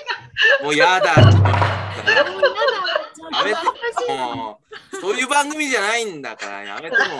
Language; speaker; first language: Japanese; native; Japanese